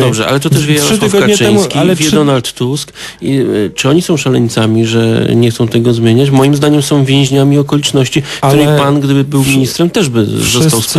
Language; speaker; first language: Polish; native; Polish